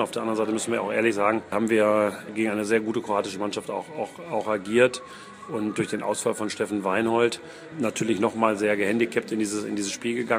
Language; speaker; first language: German; native; German